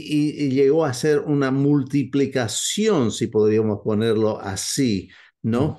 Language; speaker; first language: Spanish; non-native, fluent; English